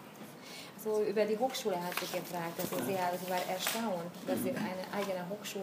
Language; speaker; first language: German; non-native, fluent; Hungarian